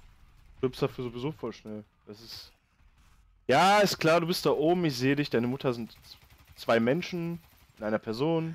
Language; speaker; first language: German; native; German